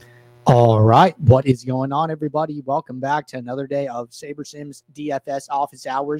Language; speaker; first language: English; native; English